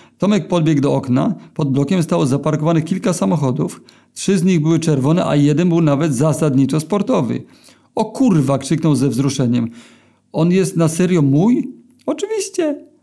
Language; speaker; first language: Polish; native; Polish